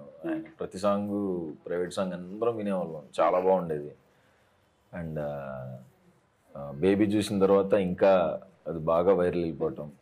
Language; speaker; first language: Telugu; native; Telugu